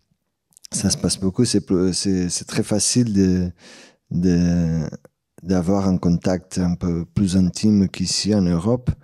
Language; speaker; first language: French; non-native, fluent; Portuguese